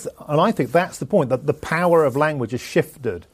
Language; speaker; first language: English; native; English